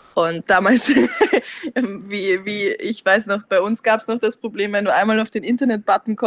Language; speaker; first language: German; native; German